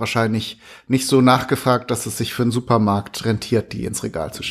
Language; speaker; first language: German; native; German